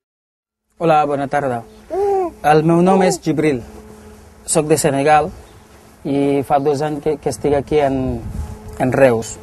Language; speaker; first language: Catalan; non-native, learner; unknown